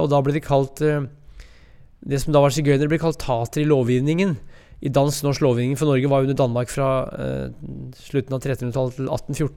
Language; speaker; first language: Norwegian; native; Norwegian